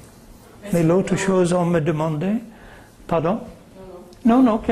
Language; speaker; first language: French; non-native, fluent; English